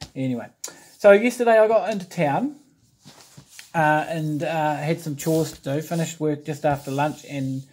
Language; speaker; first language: English; native; English